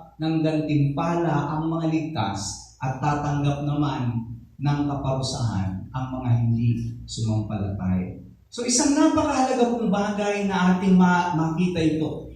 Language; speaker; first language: Filipino; native; Filipino